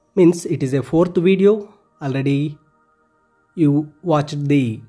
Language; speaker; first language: English; non-native, local second language; Kannada